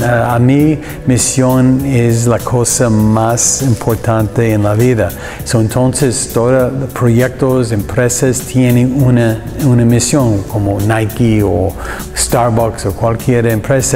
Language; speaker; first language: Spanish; non-native, learner; English